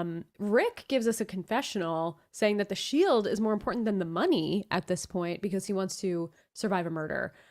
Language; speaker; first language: English; native; English